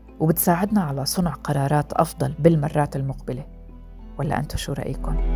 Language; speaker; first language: Arabic; native; Arabic